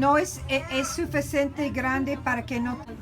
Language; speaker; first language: Spanish; non-native, learner; English